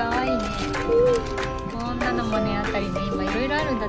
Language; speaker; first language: Japanese; native; Japanese